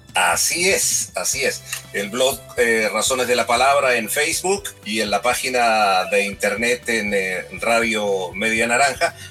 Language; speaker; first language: Spanish; native; Spanish